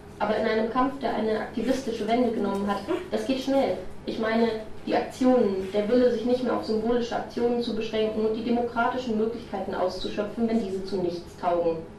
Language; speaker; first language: German; non-native, fluent; French